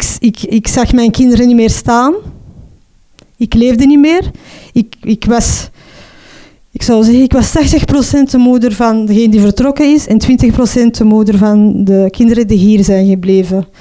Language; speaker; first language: Dutch; non-native, local second language; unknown